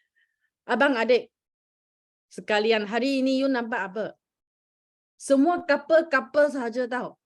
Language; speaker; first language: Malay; non-native, local second language; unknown